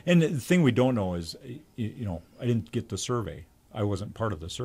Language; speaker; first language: English; native; English